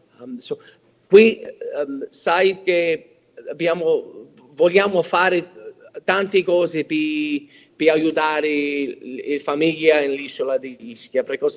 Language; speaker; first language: Italian; early bilingual, heritage; English